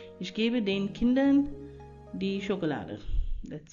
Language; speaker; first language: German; non-native, fluent; Hindi